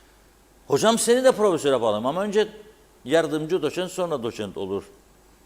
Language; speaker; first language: Turkish; native; Turkish